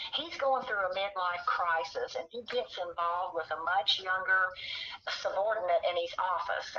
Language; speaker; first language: English; native; English